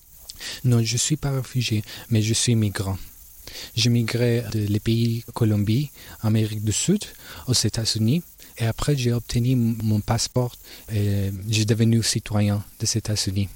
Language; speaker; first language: French; non-native, learner; Spanish